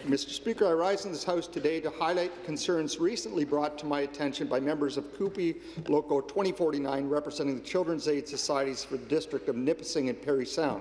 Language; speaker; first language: English; native; English